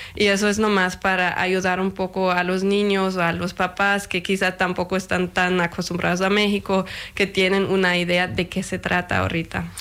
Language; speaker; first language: Spanish; non-native, fluent; German